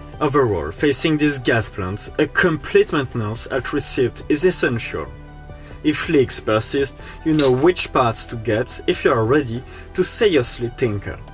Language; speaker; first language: English; non-native, fluent; French